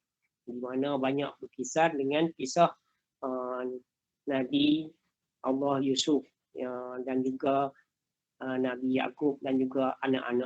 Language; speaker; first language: Malay; native; Malay